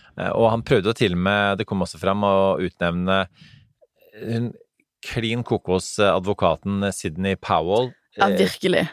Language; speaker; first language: Norwegian; native; Norwegian